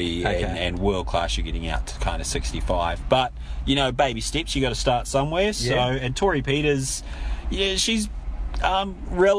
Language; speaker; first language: English; native; English